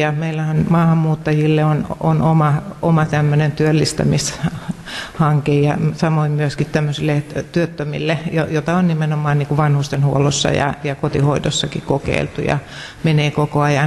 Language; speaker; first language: Finnish; native; Finnish